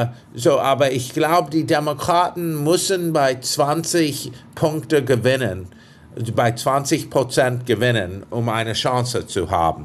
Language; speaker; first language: German; non-native, fluent; English